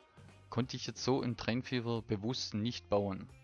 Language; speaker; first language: German; native; German